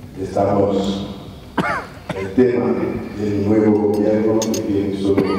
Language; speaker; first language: Spanish; non-native, fluent; French